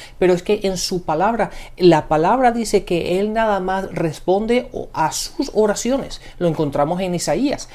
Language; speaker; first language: Spanish; early bilingual, heritage; Spanish